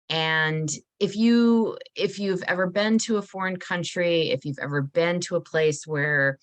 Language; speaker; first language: English; native; English